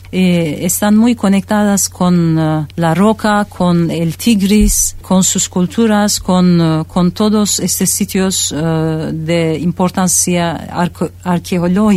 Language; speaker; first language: Spanish; non-native, fluent; Turkish